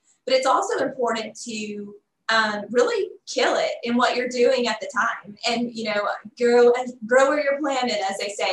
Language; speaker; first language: English; native; English